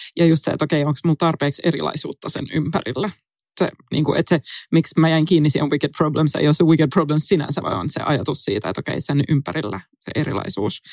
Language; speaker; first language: Finnish; native; Finnish